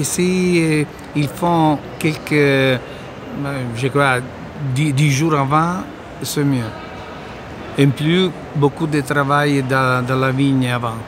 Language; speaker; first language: French; non-native, learner; Italian